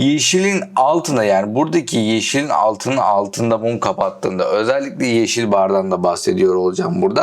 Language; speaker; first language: Turkish; native; Turkish